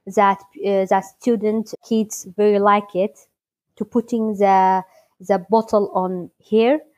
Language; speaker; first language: English; non-native, learner; Kurdish